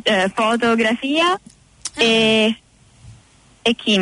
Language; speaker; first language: Italian; native; Italian